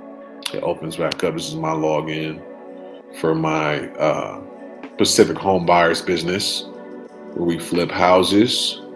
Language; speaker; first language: English; native; English